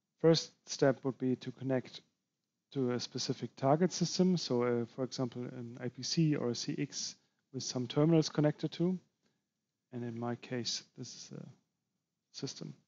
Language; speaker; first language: English; non-native, fluent; German